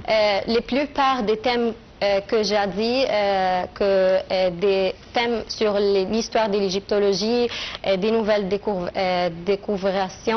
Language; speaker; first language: French; non-native, fluent; Arabic